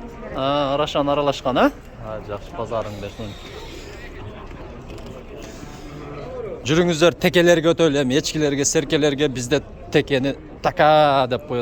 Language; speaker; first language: Kyrgyz; non-native, local second language; Uzbek